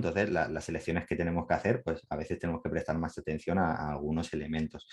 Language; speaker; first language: Spanish; native; Spanish